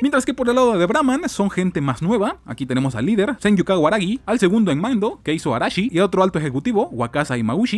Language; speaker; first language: Spanish; native; Spanish